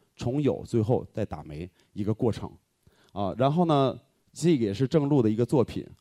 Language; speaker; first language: Chinese; native; Chinese